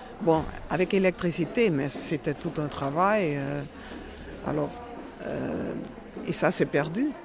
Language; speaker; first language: French; non-native, fluent; Dutch